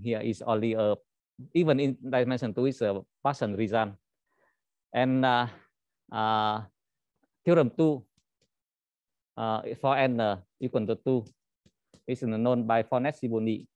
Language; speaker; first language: English; non-native, learner; Vietnamese